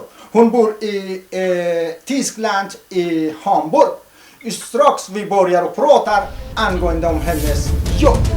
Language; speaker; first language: Swedish; non-native, learner; Persian